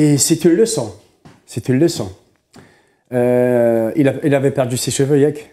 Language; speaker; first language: French; non-native, local second language; Arabic